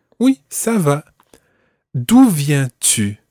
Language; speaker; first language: French; non-native, fluent; English